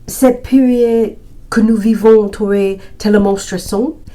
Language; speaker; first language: French; non-native, learner; English